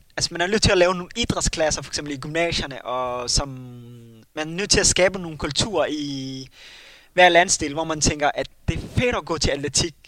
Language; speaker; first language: Danish; early bilingual, other home language; Somali